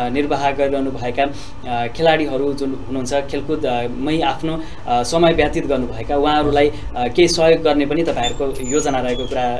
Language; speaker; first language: Nepali; native; Nepali